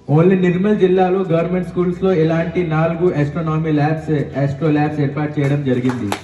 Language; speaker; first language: Telugu; non-native, fluent; Hindi